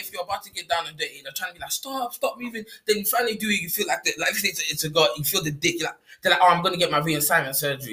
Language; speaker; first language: English; native; English